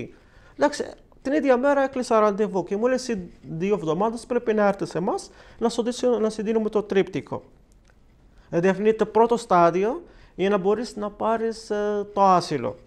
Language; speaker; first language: Greek; non-native, learner; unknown